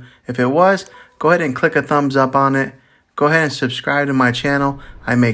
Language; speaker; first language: English; native; English